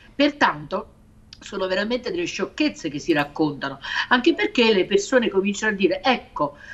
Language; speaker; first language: Italian; native; Italian